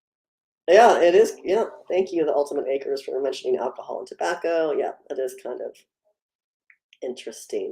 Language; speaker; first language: English; native; English